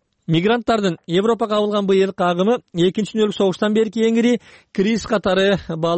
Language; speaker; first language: Kyrgyz; native; Kyrgyz